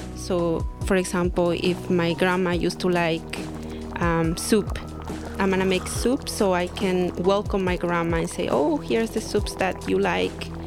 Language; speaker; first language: English; non-native, fluent; Spanish